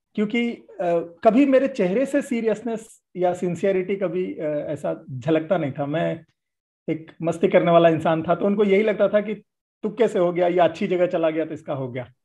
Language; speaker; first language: Hindi; native; Hindi